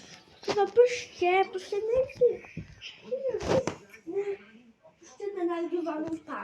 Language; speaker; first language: Czech; non-native, local second language; Polish